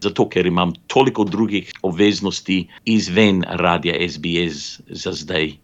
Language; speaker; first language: Slovenian; early bilingual, other home language; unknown